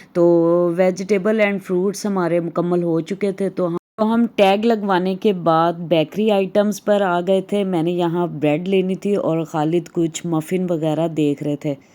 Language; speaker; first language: Urdu; native; Urdu